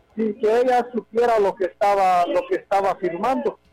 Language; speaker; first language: Spanish; non-native, local second language; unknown